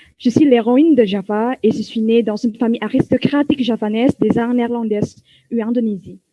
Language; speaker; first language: French; non-native, fluent; Indonesian